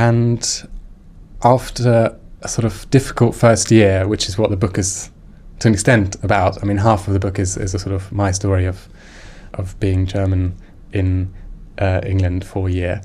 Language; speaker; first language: English; non-native, fluent; German